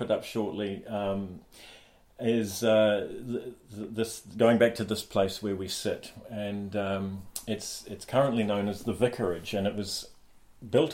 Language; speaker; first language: English; native; English